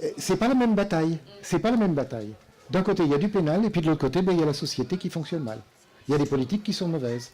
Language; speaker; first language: French; native; French